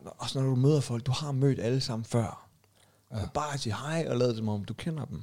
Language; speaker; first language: Danish; native; Danish